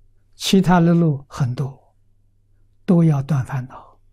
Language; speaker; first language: Chinese; native; Chinese